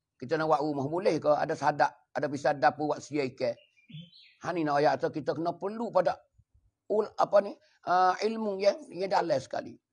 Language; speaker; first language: Malay; native; Malay